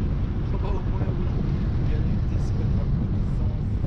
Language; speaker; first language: French; native; French